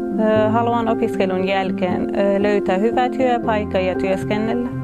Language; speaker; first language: Finnish; non-native, learner; Persian